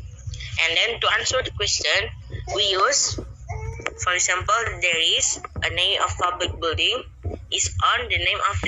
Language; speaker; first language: English; non-native, learner; Indonesian